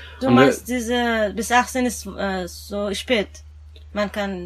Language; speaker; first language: German; non-native, learner; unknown